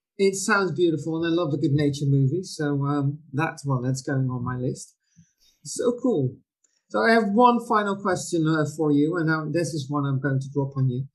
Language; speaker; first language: English; non-native, fluent; Dutch